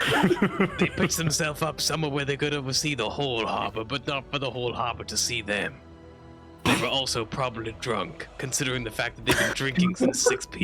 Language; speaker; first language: English; native; English